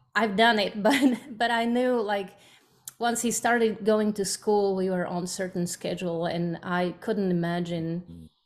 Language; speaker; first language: English; non-native, fluent; Slovak